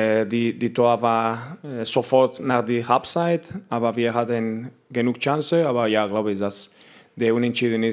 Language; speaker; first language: German; non-native, learner; Spanish